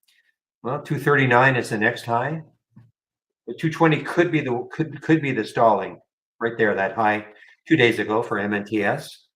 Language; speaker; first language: English; native; English